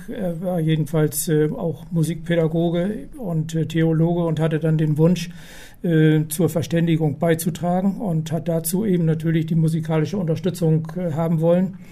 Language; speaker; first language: German; native; German